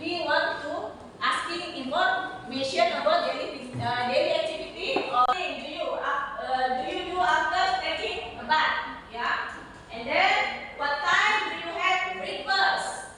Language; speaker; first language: English; non-native, learner; Indonesian